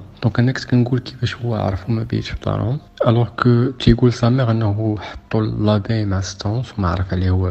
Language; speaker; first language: Arabic; native; Arabic